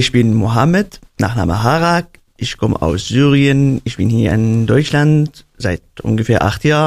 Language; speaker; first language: German; non-native, learner; Arabic